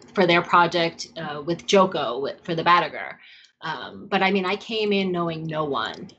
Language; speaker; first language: English; native; English